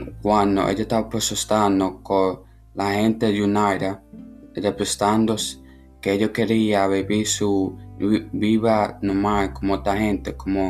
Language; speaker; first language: Spanish; non-native, learner; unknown